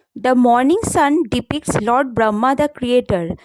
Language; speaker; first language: English; non-native, local second language; Bangla